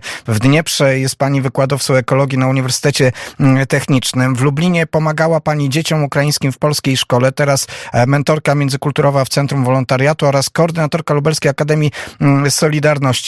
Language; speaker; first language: Polish; native; Polish